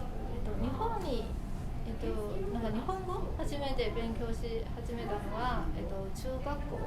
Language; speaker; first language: Japanese; non-native, fluent; Chinese